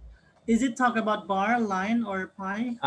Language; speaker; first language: English; non-native, learner; Indonesian